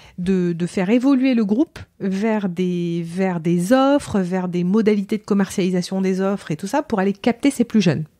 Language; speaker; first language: French; native; French